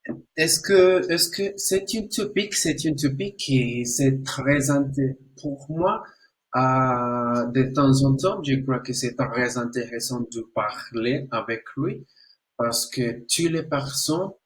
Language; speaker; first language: French; non-native, learner; Spanish